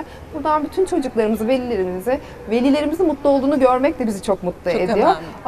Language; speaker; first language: Turkish; native; Turkish